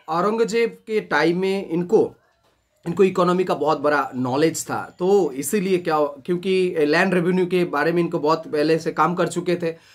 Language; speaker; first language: Hindi; non-native, local second language; Bangla